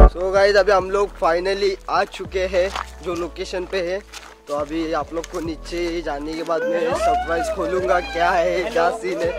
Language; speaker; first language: Hindi; non-native, local second language; Marathi